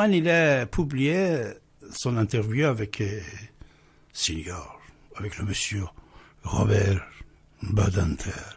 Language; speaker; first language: French; non-native, fluent; Persian